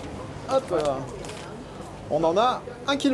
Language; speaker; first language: French; native; French